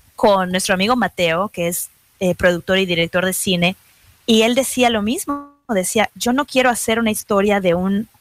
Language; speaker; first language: Spanish; native; Spanish